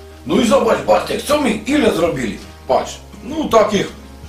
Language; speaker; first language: Polish; non-native, fluent; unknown